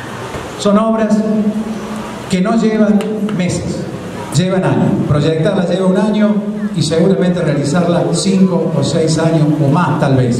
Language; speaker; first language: Spanish; native; Spanish